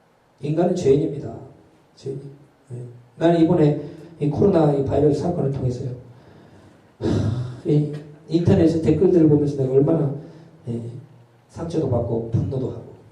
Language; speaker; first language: Korean; native; Korean